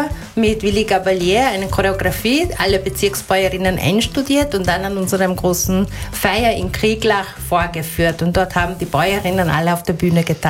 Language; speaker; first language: German; native; German